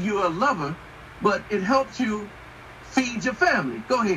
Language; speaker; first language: English; native; English